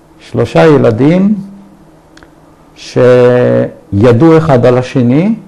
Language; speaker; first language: Hebrew; early bilingual, other home language; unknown